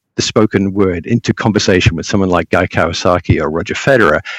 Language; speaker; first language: English; native; English